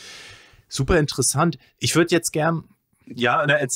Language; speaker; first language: German; native; German